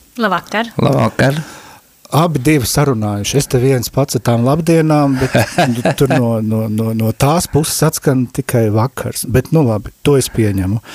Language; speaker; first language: Latvian; native; Latvian